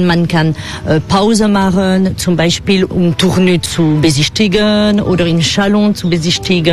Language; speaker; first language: German; non-native, fluent; French